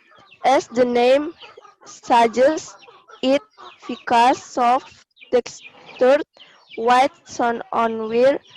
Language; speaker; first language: English; non-native, learner; Indonesian